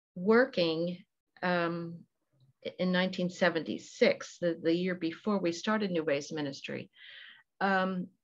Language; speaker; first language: English; native; English